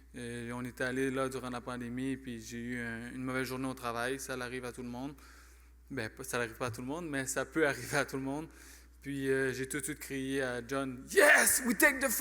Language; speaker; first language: French; native; French